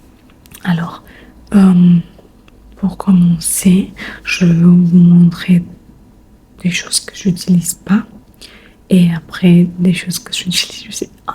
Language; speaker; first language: French; non-native, learner; Spanish